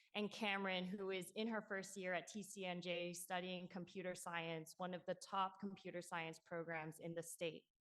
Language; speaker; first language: English; non-native, local second language; Cantonese